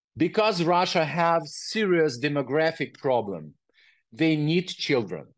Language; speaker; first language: English; non-native, learner; Ukrainian